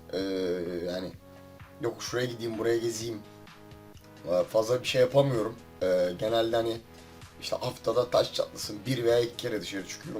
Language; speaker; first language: Turkish; native; Turkish